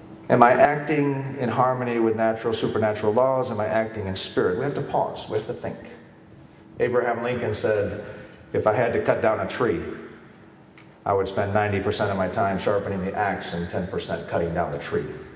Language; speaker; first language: English; early bilingual, other home language; Spanish